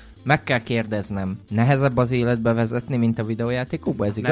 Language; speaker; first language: Hungarian; native; Hungarian